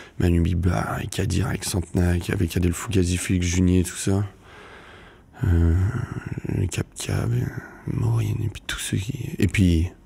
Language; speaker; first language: French; native; French